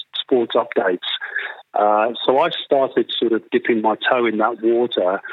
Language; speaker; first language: English; native; English